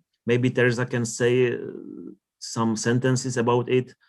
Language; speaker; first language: English; non-native, learner; Czech